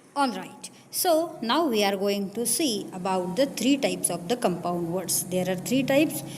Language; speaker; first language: English; non-native, local second language; Marathi